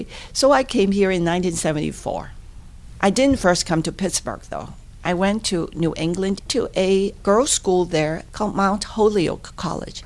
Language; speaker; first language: English; non-native, local second language; Cantonese